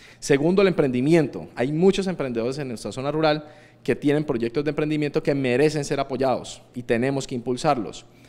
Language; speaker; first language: Spanish; native; Spanish